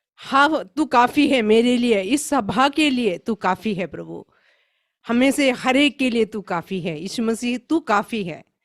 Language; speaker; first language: Hindi; non-native, local second language; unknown